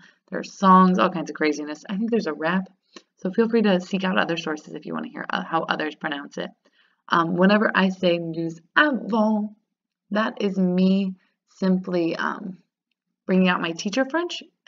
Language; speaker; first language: English; native; English